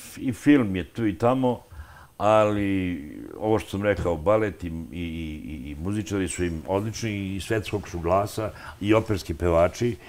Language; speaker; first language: Serbian; non-native, local second language; Albanian